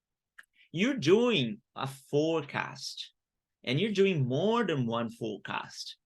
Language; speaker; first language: English; non-native, fluent; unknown